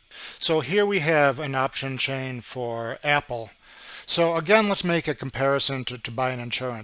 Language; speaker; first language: English; native; English